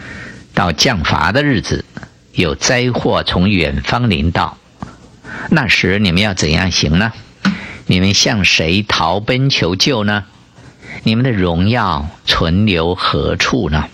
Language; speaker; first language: Chinese; native; Chinese